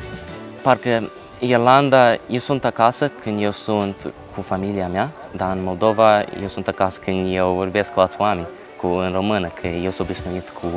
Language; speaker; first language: Romanian; early bilingual, heritage; Romanian